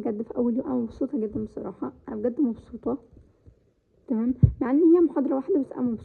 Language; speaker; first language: Arabic; native; Arabic